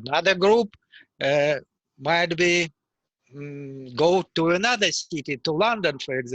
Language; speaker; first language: English; non-native, learner; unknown